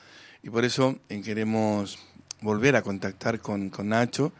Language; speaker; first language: Spanish; native; Spanish